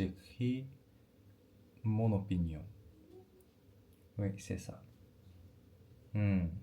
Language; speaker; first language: French; non-native, learner; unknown